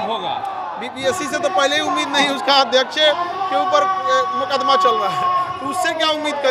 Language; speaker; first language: Hindi; non-native, local second language; Bhojpuri